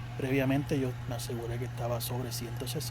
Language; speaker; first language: Spanish; native; Spanish